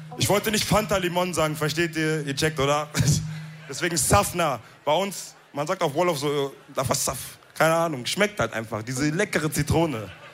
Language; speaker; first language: German; early bilingual, other home language; Wolof